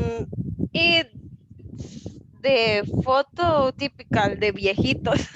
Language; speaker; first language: English; non-native, learner; Spanish